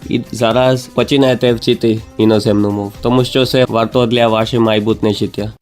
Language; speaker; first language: Ukrainian; non-native, learner; Gujarati